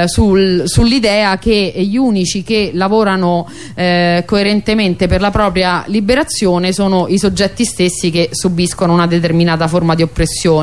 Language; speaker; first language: Italian; native; Italian